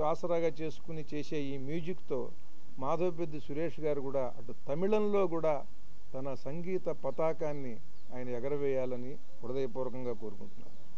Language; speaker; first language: Telugu; native; Telugu